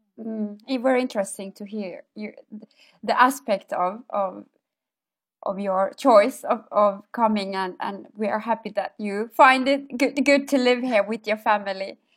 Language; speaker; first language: English; non-native, fluent; Amharic